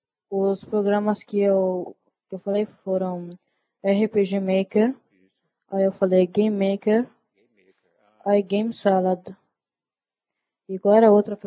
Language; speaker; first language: Portuguese; early bilingual, other home language; Italian